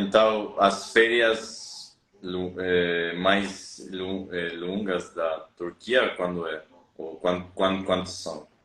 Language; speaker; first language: Portuguese; non-native, fluent; Spanish